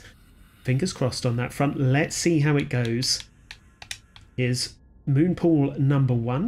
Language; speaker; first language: English; native; English